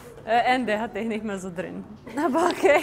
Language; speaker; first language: German; non-native, fluent; Slovenian